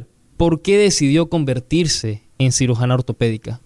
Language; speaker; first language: Spanish; non-native, learner; English